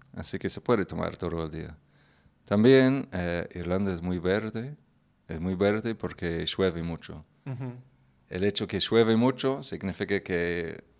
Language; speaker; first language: Spanish; non-native, fluent; English